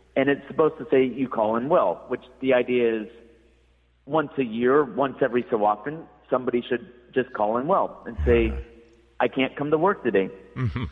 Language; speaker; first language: English; native; English